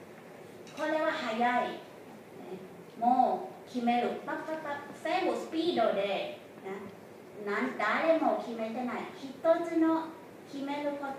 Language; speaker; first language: Japanese; non-native, fluent; Thai